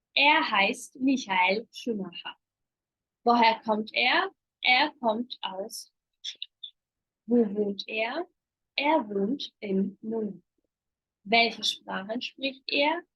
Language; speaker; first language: German; non-native, fluent; Ukrainian